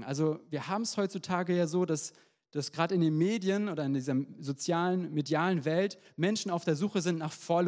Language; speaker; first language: German; native; German